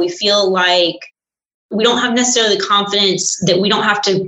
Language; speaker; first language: English; native; English